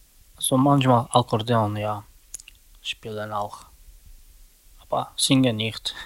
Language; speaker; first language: German; non-native, learner; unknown